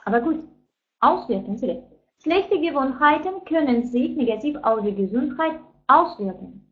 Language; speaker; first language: German; non-native, fluent; Russian